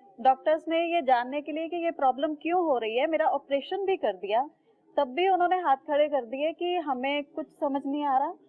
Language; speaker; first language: Hindi; native; Hindi